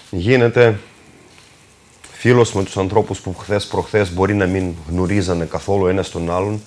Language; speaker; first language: Greek; non-native, fluent; Russian